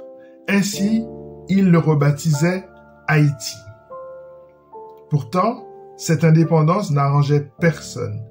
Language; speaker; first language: French; non-native, local second language; Haitian Creole